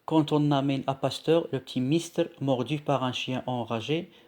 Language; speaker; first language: French; non-native, local second language; Arabic